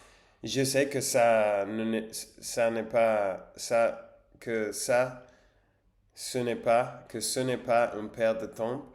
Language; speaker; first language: French; non-native, learner; English